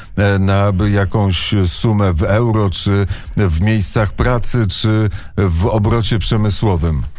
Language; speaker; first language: Polish; native; Polish